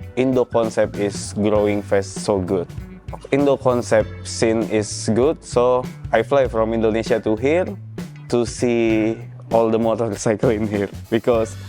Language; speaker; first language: English; non-native, learner; Indonesian